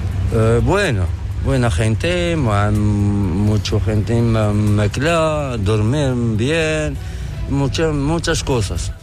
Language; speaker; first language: Spanish; non-native, learner; Arabic